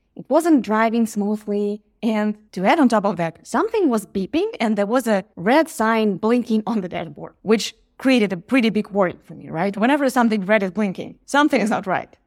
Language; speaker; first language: English; non-native, fluent; Ukrainian